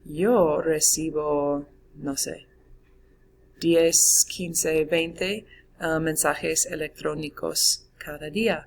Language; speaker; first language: Spanish; non-native, fluent; English